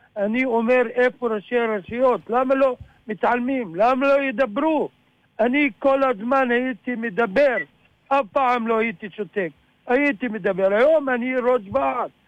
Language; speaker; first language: Hebrew; non-native, local second language; Arabic